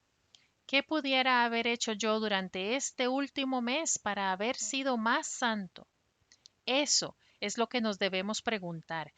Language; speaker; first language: Spanish; native; Spanish